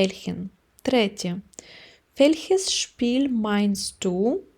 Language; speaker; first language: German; non-native, fluent; Ukrainian